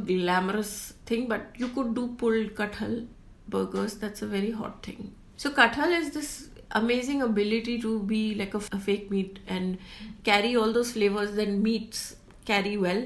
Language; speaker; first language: English; non-native, local second language; Gujarati